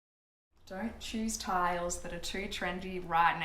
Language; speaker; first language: English; native; English